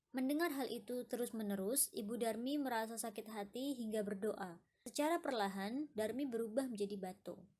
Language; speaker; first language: Indonesian; native; Indonesian